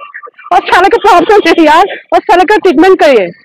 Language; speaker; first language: Hindi; non-native, learner; Bangla